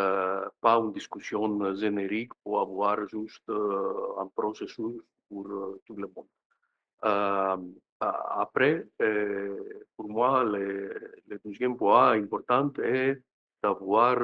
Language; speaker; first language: French; non-native, fluent; Greek